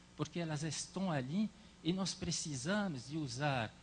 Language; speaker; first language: Portuguese; non-native, fluent; French